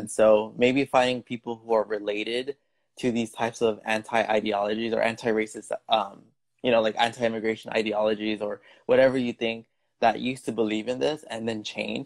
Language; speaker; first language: English; native; English